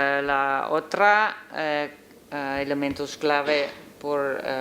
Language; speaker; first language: Spanish; non-native, learner; Dutch